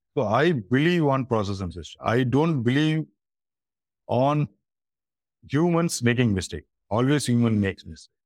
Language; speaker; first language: English; non-native, local second language; Tamil